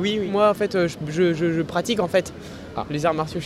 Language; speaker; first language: French; native; French